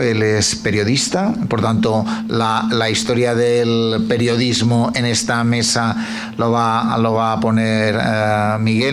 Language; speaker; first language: Spanish; native; Spanish